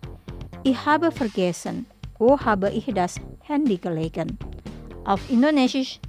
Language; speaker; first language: German; non-native, fluent; Indonesian